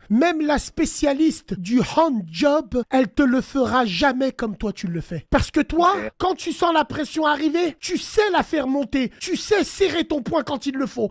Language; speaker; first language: French; native; French